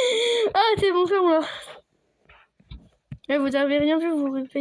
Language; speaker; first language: French; native; French